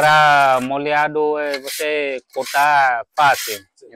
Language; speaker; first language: Portuguese; non-native, learner; Vietnamese